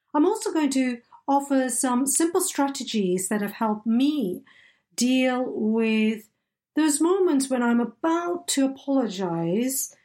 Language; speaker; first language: English; native; English